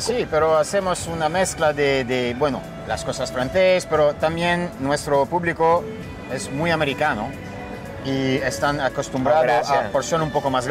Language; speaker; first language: Spanish; non-native, fluent; French